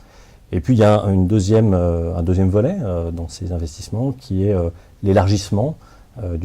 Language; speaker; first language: French; native; French